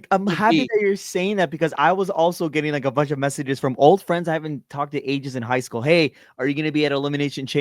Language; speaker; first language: English; native; English